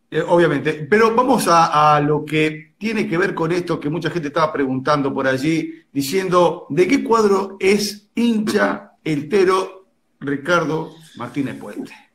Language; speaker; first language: Spanish; native; Spanish